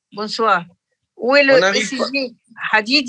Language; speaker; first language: French; non-native, learner; Arabic